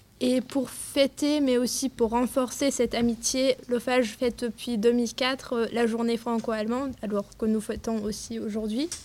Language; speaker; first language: French; non-native, fluent; German